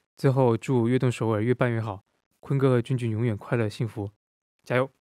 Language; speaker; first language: Chinese; non-native, local second language; Cantonese